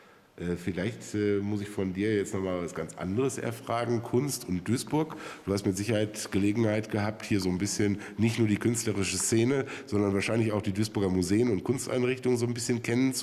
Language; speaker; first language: German; native; German